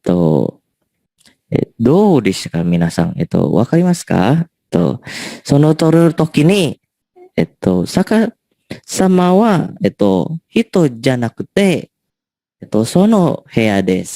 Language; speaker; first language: Japanese; non-native, learner; Indonesian